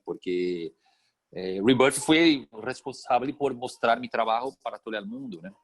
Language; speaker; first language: Spanish; non-native, fluent; Portuguese